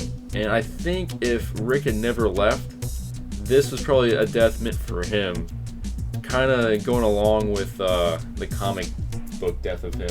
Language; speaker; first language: English; native; English